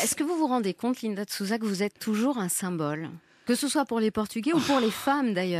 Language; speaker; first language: French; native; French